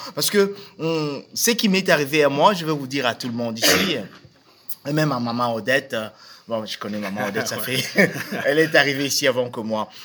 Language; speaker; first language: French; non-native, local second language; Swahili